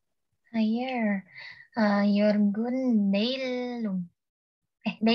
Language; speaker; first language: Turkish; non-native, learner; Indonesian